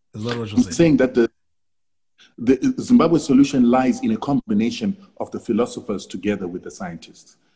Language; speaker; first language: English; non-native, local second language; Shona